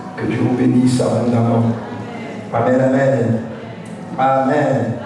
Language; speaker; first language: French; non-native, local second language; Dyula